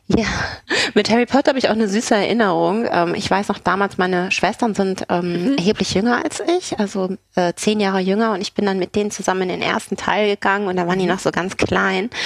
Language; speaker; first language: German; native; German